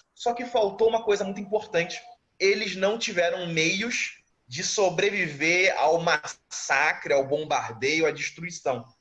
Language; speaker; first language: Portuguese; native; Portuguese